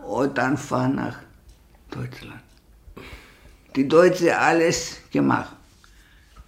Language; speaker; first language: German; non-native, learner; Greek